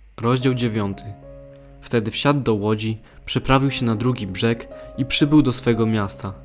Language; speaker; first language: Polish; native; Polish